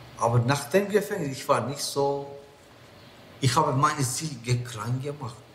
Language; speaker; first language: German; non-native, learner; Kurdish